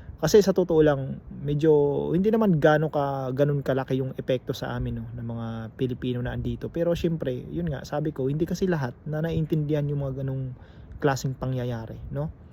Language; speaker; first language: Filipino; native; Filipino